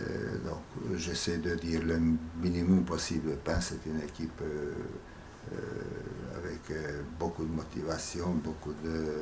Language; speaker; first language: French; non-native, fluent; Hungarian